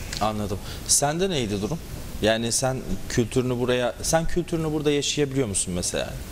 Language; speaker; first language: Turkish; native; Turkish